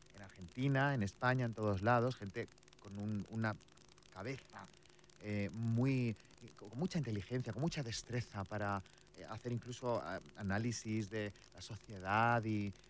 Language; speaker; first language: Spanish; native; Spanish